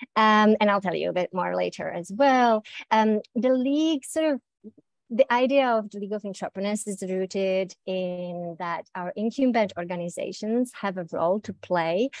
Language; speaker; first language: English; native; English